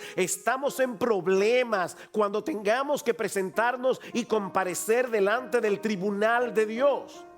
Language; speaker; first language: Spanish; native; Spanish